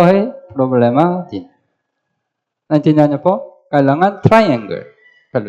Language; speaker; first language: Filipino; non-native, learner; Korean